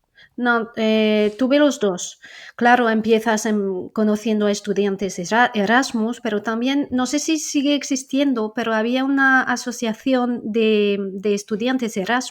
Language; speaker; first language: Spanish; non-native, fluent; French